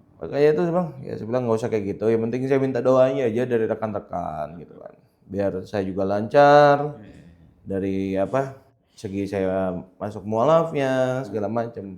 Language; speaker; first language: Indonesian; native; Indonesian